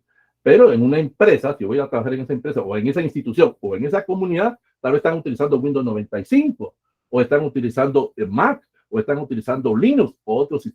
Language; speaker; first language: Spanish; native; Spanish